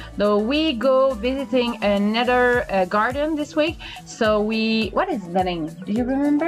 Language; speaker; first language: English; non-native, learner; French